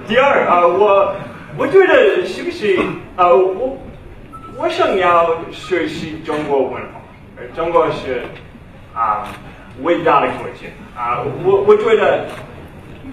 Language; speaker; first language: Chinese; non-native, learner; English